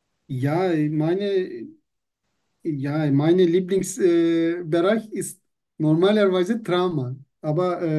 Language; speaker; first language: German; non-native, learner; Turkish